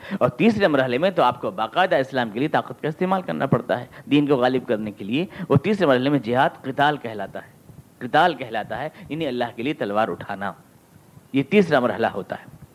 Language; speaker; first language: Urdu; native; Urdu